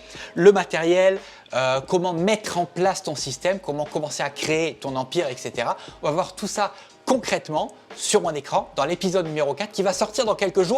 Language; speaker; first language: French; native; French